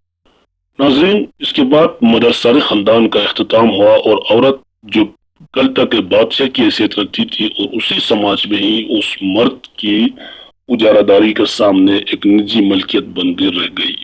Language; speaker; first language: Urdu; non-native, local second language; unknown